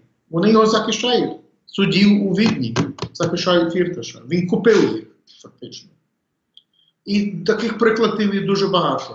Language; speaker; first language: Ukrainian; early bilingual, heritage; English